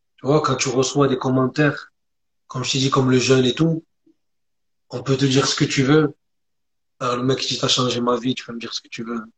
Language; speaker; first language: French; early bilingual, other home language; Arabic